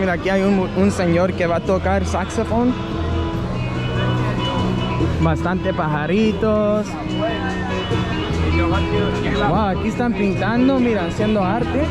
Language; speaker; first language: Spanish; non-native, fluent; English